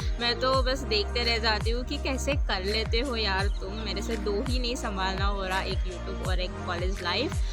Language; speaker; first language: Hindi; non-native, local second language; Marathi